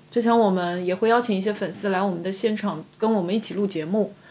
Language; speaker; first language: Chinese; native; Chinese